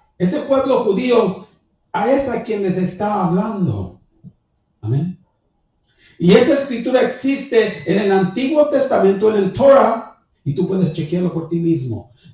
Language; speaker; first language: Spanish; early bilingual, heritage; Spanish